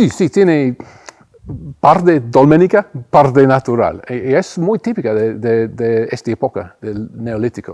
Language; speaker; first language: Spanish; non-native, fluent; English